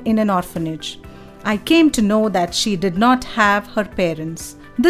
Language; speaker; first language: English; non-native, local second language; Kannada